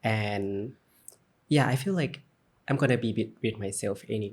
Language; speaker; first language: English; non-native, learner; Thai